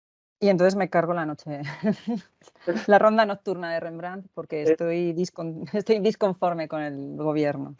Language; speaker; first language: Spanish; native; Spanish